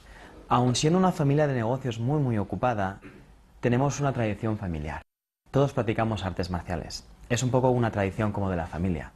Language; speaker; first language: Spanish; native; Spanish